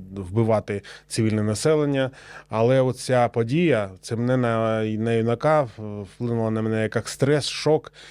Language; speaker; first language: Ukrainian; non-native, local second language; Russian